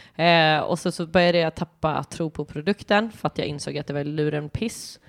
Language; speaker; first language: Swedish; early bilingual, other home language; English